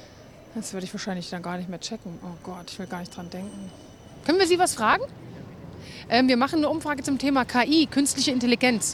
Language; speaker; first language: German; native; German